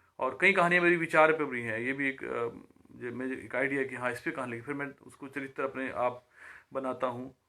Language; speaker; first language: Hindi; native; Hindi